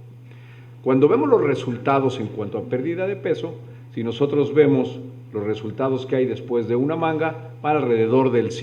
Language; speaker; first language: Spanish; native; Spanish